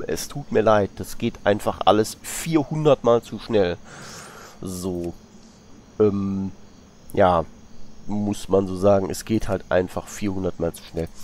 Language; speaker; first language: German; native; German